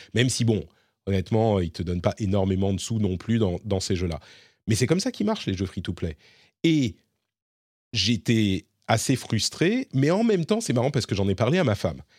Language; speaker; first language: French; native; French